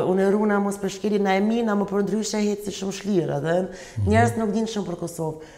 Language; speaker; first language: Albanian; early bilingual, other home language; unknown